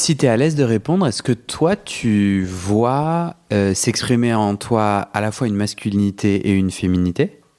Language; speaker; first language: French; native; French